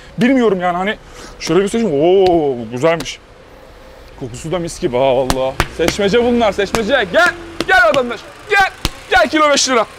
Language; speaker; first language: Turkish; native; Turkish